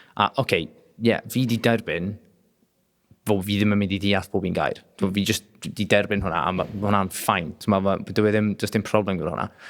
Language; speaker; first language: Welsh; non-native, local second language; English